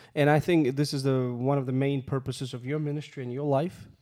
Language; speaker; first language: English; non-native, fluent; Russian